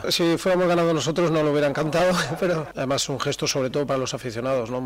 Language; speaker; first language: Spanish; native; Spanish